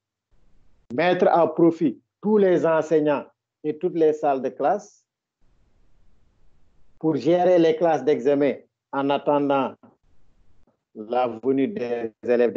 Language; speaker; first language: French; non-native, local second language; Wolof